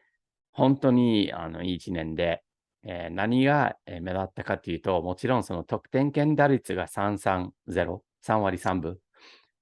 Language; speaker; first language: Japanese; non-native, fluent; English